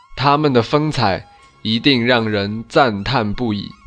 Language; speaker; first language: Chinese; native; Chinese